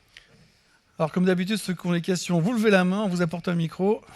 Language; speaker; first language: French; native; French